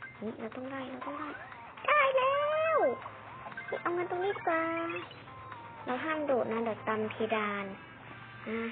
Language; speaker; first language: Thai; native; Thai